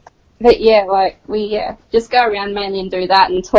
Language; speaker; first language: English; native; English